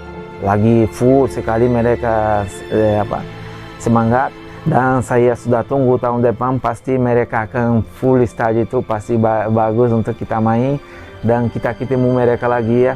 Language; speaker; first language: Indonesian; non-native, fluent; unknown